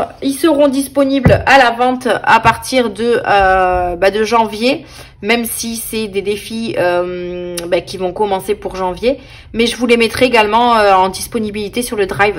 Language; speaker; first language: French; native; French